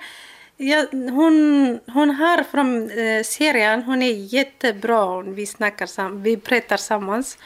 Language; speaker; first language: Swedish; non-native, learner; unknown